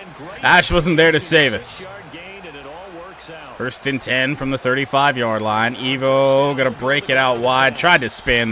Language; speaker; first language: English; native; English